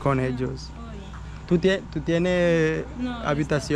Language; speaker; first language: Spanish; non-native, learner; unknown